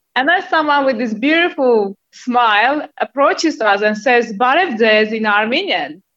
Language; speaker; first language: English; non-native, fluent; Armenian